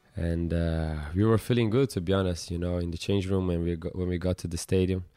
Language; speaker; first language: English; non-native, fluent; Portuguese